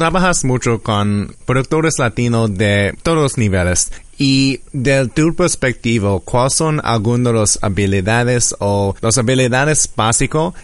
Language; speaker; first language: Spanish; early bilingual, heritage; English